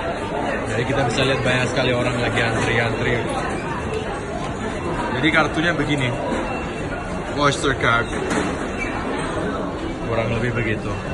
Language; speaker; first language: Indonesian; early bilingual, other home language; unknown